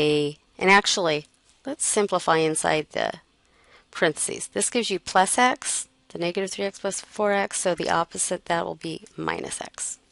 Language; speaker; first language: English; native; English